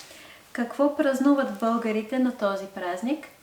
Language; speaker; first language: Bulgarian; non-native, fluent; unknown